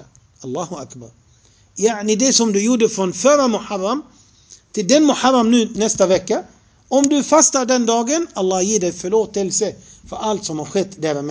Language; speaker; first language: Swedish; non-native, fluent; Arabic